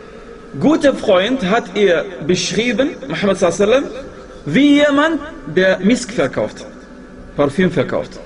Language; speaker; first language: German; non-native, fluent; Arabic